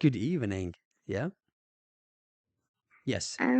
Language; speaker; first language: English; non-native, fluent; Arabic